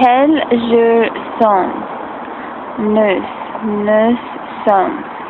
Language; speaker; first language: French; non-native, fluent; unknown